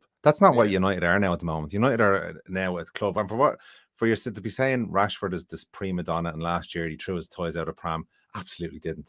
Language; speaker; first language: English; native; English